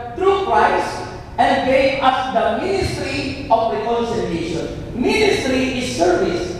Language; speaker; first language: English; non-native, local second language; Filipino